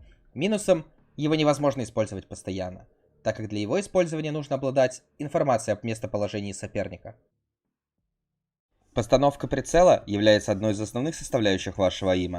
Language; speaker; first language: Russian; native; Russian